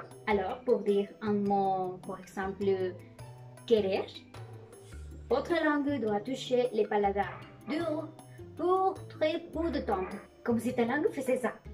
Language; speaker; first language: French; non-native, learner; Spanish